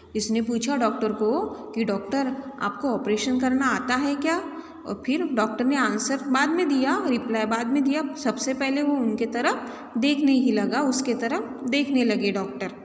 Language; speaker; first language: Hindi; non-native, local second language; Marathi